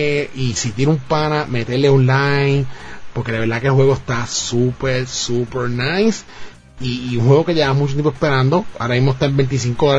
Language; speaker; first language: Spanish; native; Spanish